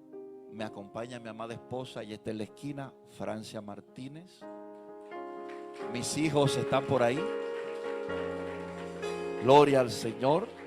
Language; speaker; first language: Spanish; native; Spanish